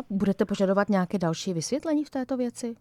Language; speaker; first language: Czech; native; Czech